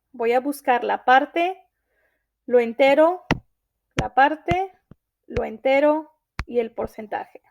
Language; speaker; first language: Spanish; early bilingual, heritage; Spanish